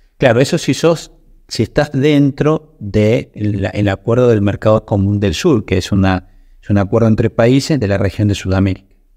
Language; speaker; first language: Spanish; native; Spanish